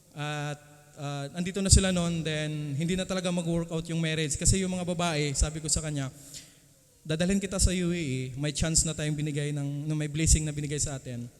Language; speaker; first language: Filipino; non-native, local second language; Cebuano